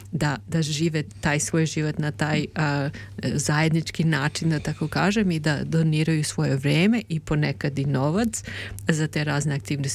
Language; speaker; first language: Serbian; native; Serbian